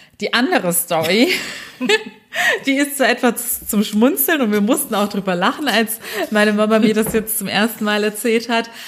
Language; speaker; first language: German; early bilingual, other home language; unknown